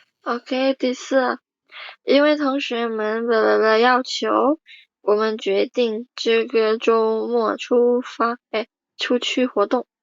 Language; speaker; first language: Chinese; non-native, fluent; Indonesian